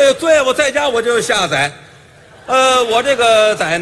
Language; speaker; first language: Chinese; native; Chinese